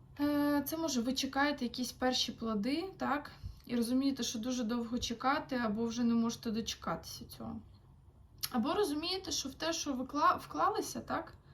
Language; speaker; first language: Ukrainian; non-native, local second language; Russian